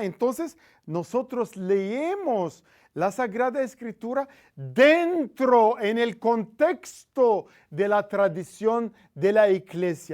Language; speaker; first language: Spanish; non-native, fluent; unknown